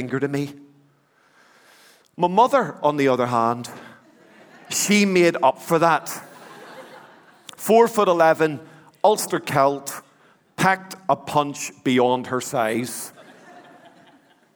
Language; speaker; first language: English; native; English